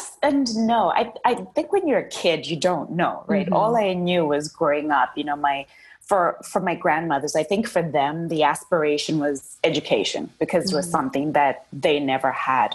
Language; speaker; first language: English; non-native, local second language; Shona